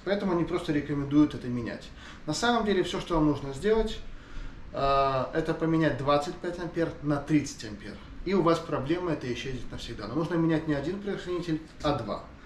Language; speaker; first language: Russian; non-native, local second language; Ukrainian